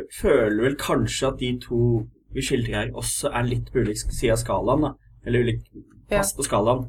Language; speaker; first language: Norwegian; native; Norwegian